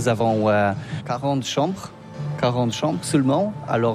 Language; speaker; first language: French; non-native, learner; Polish